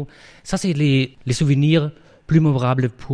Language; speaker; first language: French; non-native, fluent; German